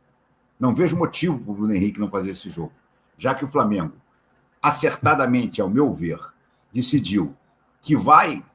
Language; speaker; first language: Portuguese; native; Portuguese